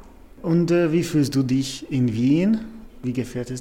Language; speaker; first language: German; non-native, fluent; Hungarian